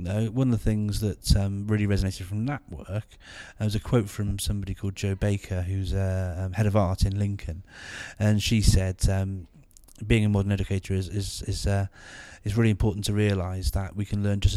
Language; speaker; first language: English; native; English